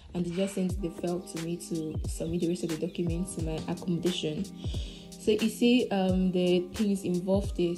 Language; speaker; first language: English; non-native, local second language; Ibibio